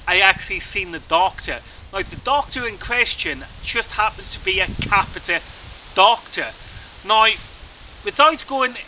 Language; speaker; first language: English; native; English